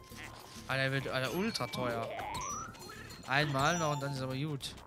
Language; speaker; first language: German; native; German